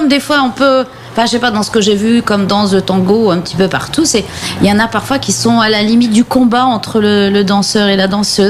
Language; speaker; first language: French; native; French